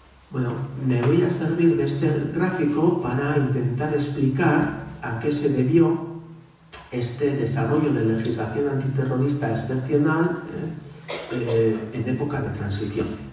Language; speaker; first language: Spanish; non-native, local second language; Basque